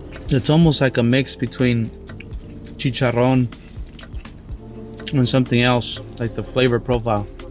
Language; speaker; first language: English; early bilingual, other home language; Spanish